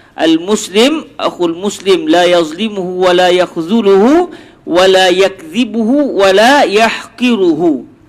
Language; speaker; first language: Malay; native; Malay